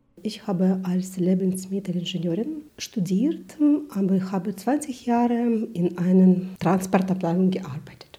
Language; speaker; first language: German; non-native, learner; Ukrainian